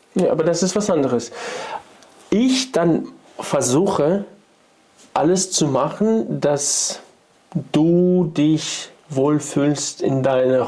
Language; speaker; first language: German; non-native, fluent; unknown